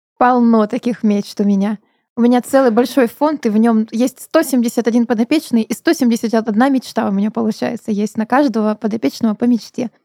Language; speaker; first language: Russian; native; Russian